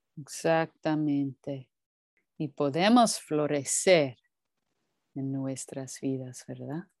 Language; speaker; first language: Spanish; non-native, fluent; English